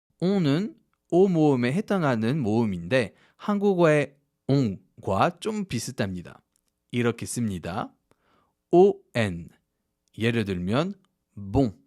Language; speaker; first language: Korean; non-native, fluent; French